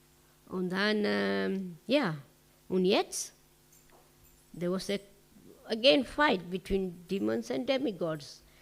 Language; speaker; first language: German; non-native, learner; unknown